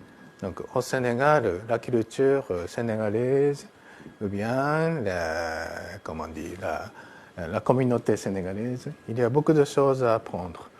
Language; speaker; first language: French; non-native, fluent; Japanese